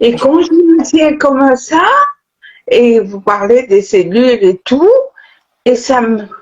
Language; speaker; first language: French; non-native, local second language; Arabic